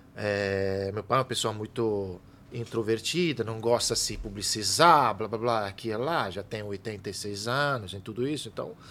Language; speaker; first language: Portuguese; non-native, fluent; Italian